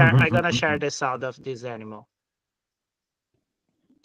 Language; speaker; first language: English; non-native, fluent; Portuguese